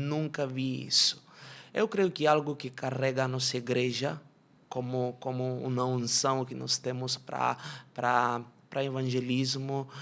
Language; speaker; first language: Portuguese; non-native, fluent; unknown